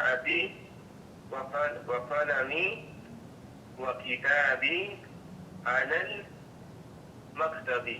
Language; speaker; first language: Arabic; non-native, learner; English